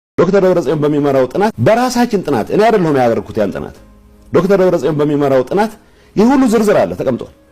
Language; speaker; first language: Amharic; non-native, local second language; Tigrinya